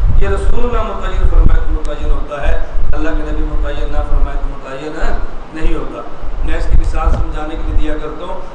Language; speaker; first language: Urdu; non-native, local second language; Punjabi